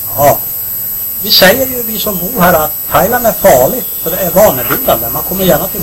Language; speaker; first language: Swedish; native; Swedish